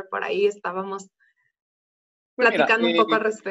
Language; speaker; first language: Spanish; native; Spanish